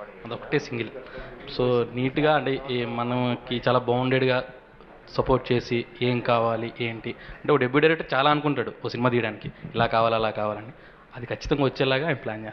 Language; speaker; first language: Telugu; native; Telugu